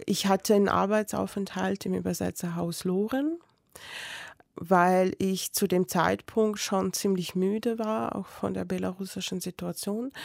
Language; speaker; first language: German; non-native, fluent; Belarusian